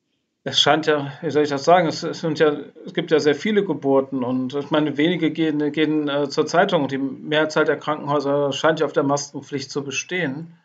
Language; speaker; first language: German; native; German